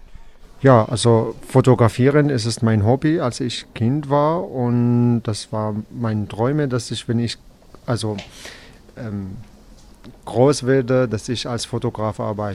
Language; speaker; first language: German; non-native, fluent; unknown